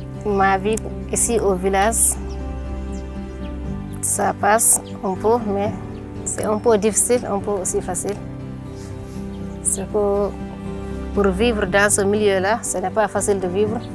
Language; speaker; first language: French; non-native, local second language; Fula